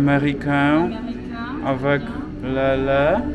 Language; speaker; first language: French; non-native, learner; Polish